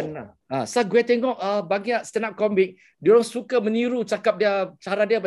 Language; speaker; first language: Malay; non-native, local second language; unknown